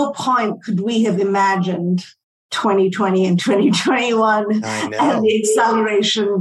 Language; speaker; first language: English; non-native, local second language; Tamil